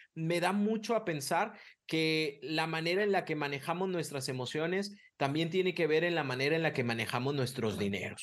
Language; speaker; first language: Spanish; native; Spanish